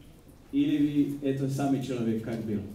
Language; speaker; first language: Russian; non-native, learner; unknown